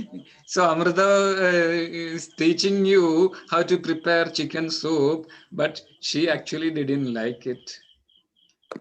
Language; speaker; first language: English; non-native, local second language; Malayalam